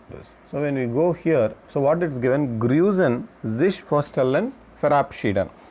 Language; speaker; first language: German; non-native, learner; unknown